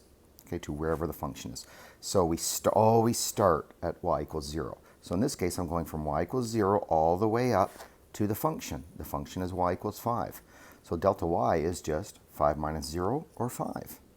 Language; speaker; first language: English; native; English